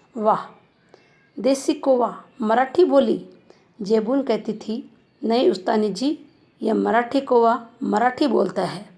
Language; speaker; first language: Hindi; native; Hindi